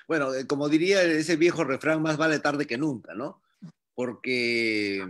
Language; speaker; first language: Spanish; native; Spanish